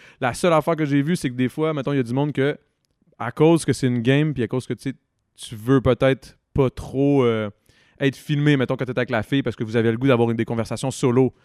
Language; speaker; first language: French; native; French